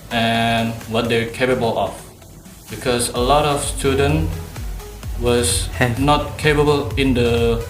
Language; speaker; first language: English; non-native, learner; Indonesian